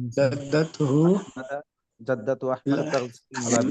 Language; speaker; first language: Arabic; non-native, learner; Bangla